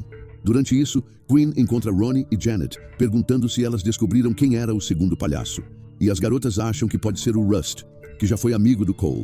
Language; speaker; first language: Portuguese; native; Portuguese